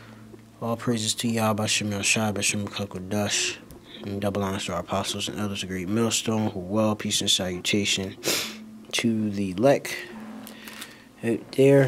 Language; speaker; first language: English; native; English